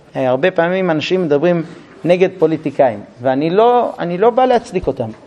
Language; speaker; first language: Hebrew; non-native, fluent; English